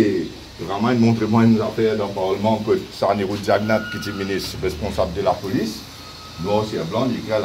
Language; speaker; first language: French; non-native, local second language; Morisyen